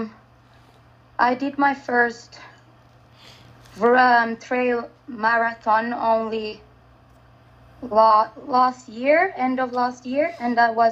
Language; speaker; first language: English; non-native, fluent; Finnish